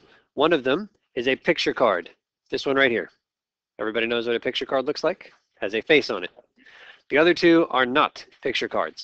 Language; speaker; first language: English; native; English